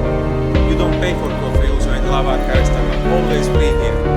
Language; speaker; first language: English; non-native, learner; Greek